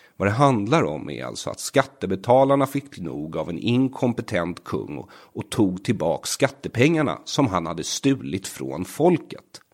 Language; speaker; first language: Swedish; native; Swedish